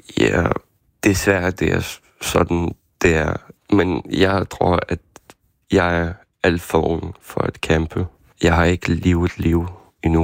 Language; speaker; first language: Danish; non-native, fluent; Ukrainian